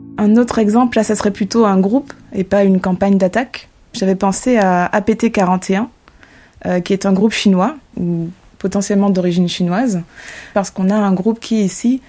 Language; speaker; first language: French; native; French